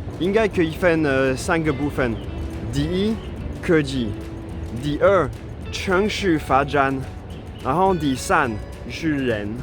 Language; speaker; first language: Chinese; non-native, fluent; French